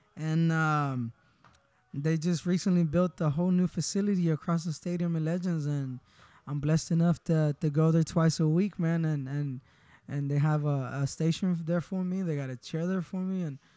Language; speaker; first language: English; early bilingual, other home language; Spanish